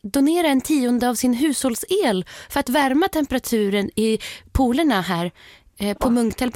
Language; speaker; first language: Swedish; native; Swedish